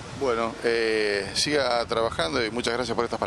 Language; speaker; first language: Spanish; native; Spanish